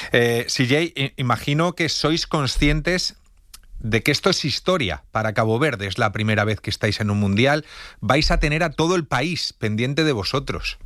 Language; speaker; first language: Spanish; native; Spanish